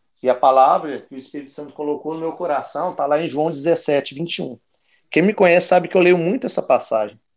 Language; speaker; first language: Portuguese; native; Portuguese